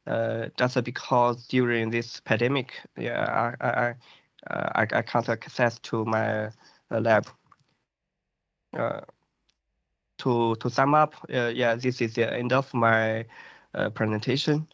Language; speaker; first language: English; non-native, fluent; Chinese